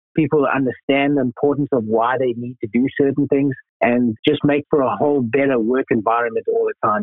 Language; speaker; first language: English; native; English